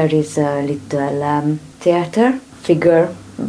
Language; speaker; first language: English; non-native, learner; Romanian